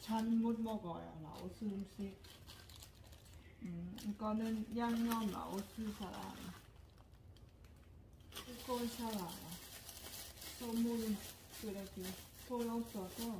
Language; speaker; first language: Korean; non-native, learner; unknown